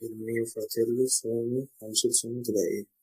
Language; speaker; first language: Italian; non-native, learner; Arabic